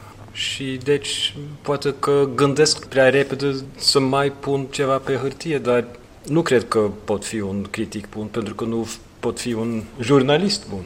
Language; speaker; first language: Romanian; non-native, fluent; Norwegian